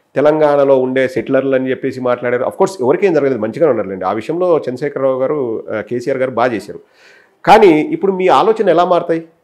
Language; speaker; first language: Telugu; native; Telugu